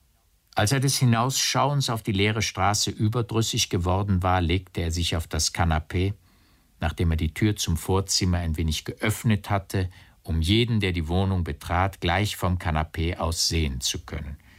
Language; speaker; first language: German; native; German